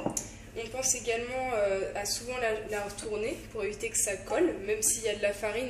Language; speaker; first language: French; native; French